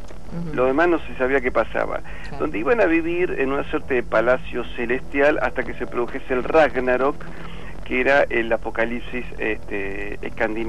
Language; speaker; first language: Spanish; native; Spanish